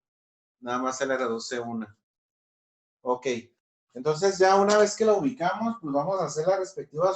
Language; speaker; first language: Spanish; native; Spanish